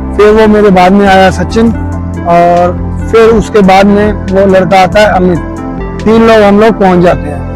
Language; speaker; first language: Hindi; native; Hindi